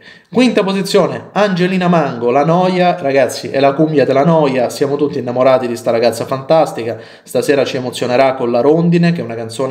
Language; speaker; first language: Italian; native; Italian